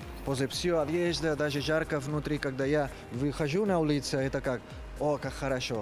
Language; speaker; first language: Russian; non-native, learner; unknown